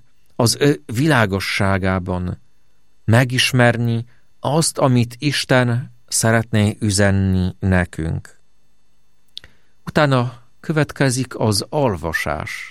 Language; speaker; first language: Hungarian; non-native, fluent; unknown